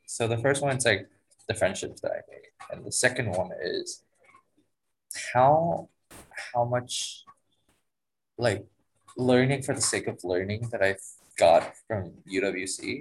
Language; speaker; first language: English; non-native, fluent; Vietnamese